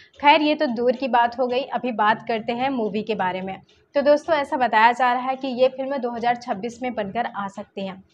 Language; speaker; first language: Hindi; native; Hindi